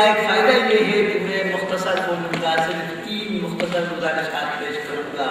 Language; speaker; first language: Urdu; non-native, local second language; Khowar